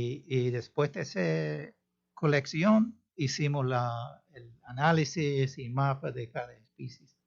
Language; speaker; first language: Spanish; non-native, fluent; English